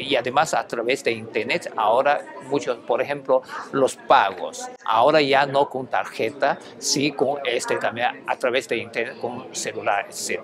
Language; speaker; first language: Spanish; non-native, fluent; Chinese